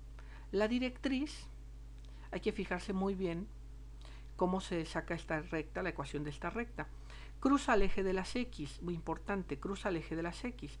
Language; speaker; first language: Spanish; native; Spanish